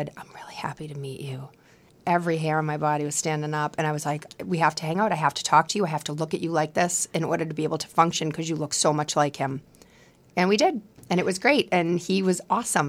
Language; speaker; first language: English; native; English